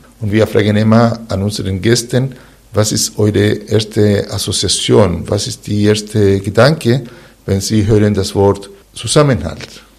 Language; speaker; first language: German; non-native, fluent; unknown